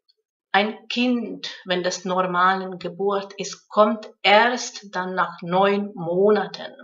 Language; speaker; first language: German; non-native, fluent; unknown